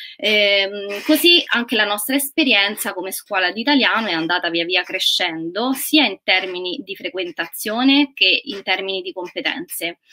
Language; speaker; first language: Italian; native; Italian